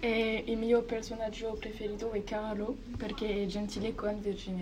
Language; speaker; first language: Italian; non-native, learner; French